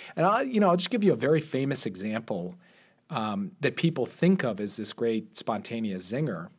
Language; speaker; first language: English; native; English